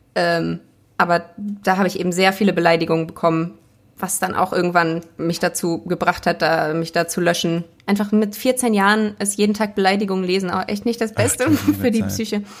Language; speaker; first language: German; native; German